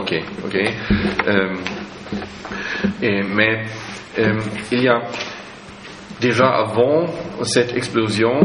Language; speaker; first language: French; non-native, fluent; German